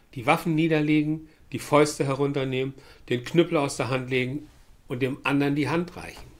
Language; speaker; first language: German; native; German